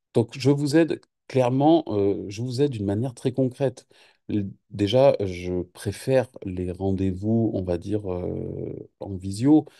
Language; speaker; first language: French; native; French